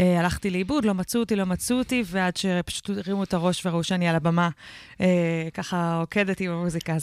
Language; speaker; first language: Hebrew; native; Hebrew